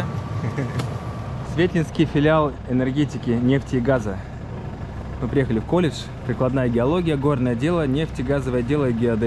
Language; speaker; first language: Russian; native; Russian